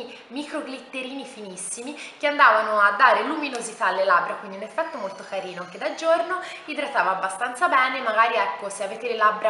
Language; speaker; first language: Italian; native; Italian